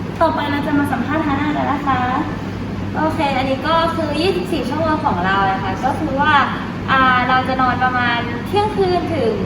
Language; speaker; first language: Thai; native; Thai